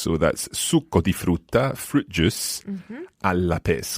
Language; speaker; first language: Italian; non-native, fluent; English